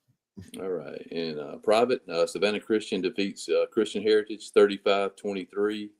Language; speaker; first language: English; native; English